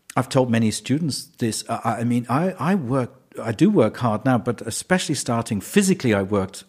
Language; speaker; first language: English; native; English